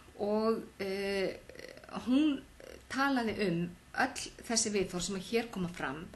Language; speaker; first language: Icelandic; native; Icelandic